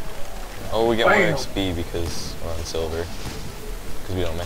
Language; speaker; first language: English; native; English